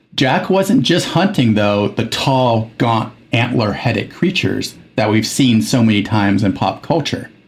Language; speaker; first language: English; early bilingual, other home language; Spanish